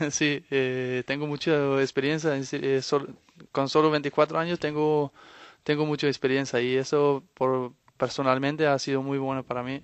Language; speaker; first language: Spanish; non-native, fluent; Danish